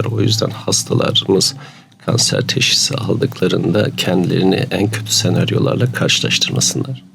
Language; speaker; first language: Turkish; native; Turkish